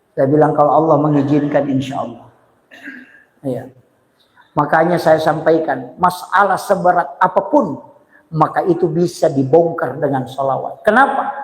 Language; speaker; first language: Indonesian; non-native, local second language; Buginese